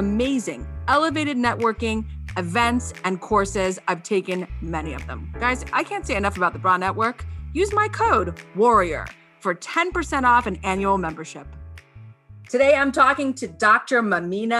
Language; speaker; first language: English; native; English